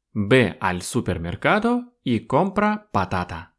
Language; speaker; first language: Spanish; non-native, fluent; Russian